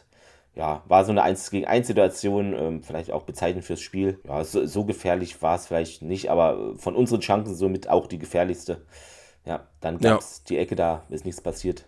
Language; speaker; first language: German; native; German